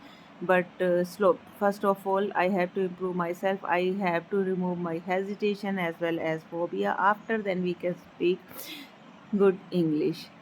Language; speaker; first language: English; non-native, learner; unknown